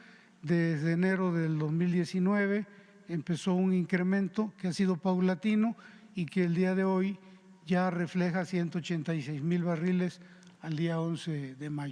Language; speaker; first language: Spanish; native; Spanish